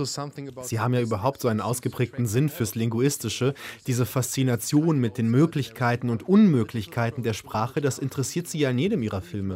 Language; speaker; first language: German; native; German